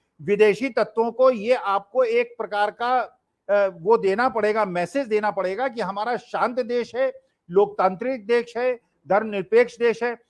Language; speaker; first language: Hindi; native; Hindi